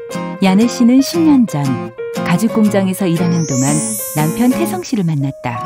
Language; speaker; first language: Korean; native; Korean